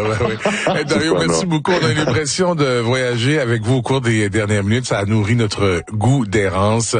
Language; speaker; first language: French; native; French